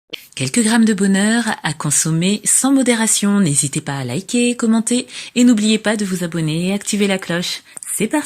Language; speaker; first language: French; native; French